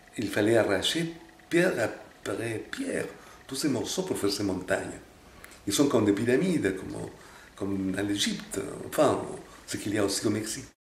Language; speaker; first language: French; non-native, fluent; Spanish